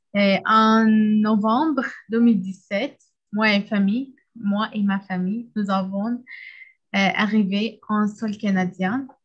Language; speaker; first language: French; non-native, learner; Arabic